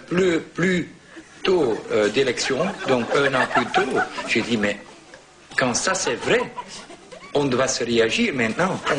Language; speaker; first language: French; non-native, local second language; Dutch